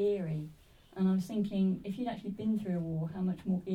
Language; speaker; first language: English; native; English